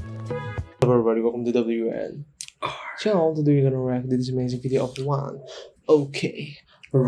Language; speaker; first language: English; non-native, learner; Indonesian